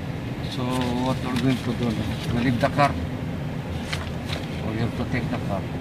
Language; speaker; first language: English; non-native, local second language; Filipino